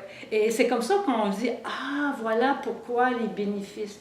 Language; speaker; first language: French; native; French